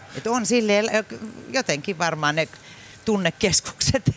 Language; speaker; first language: Finnish; native; Finnish